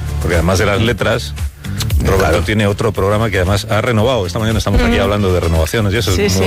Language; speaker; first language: Spanish; native; Spanish